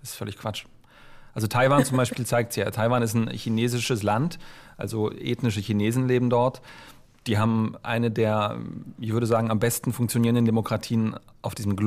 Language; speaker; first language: German; native; German